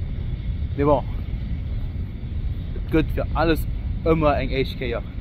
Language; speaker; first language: German; non-native, local second language; Luxembourgish